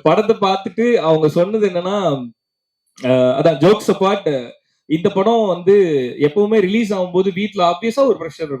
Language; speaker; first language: Tamil; native; Tamil